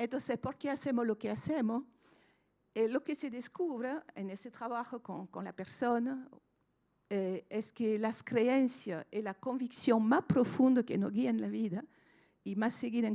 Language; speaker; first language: Spanish; non-native, fluent; French